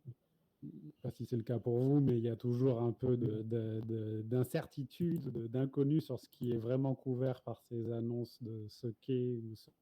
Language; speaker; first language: French; native; French